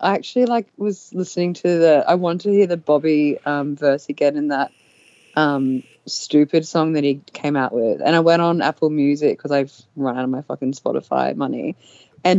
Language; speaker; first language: English; native; English